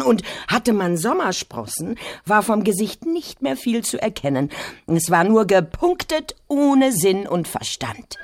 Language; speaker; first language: German; native; German